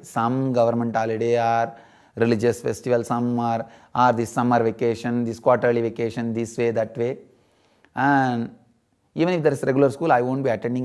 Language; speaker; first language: English; non-native, local second language; Tamil